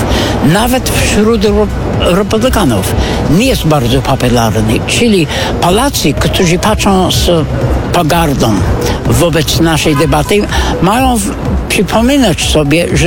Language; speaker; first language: Polish; non-native, fluent; English